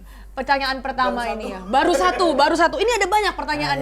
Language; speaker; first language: Indonesian; native; Indonesian